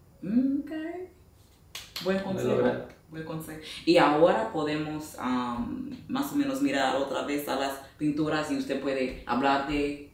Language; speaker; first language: Spanish; non-native, fluent; English